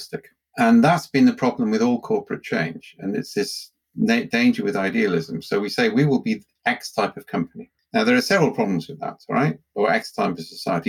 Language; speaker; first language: English; native; English